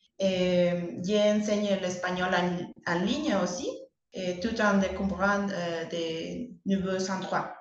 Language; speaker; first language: French; non-native, learner; Spanish